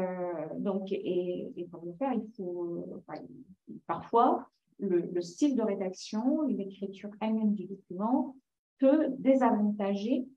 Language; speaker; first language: French; native; French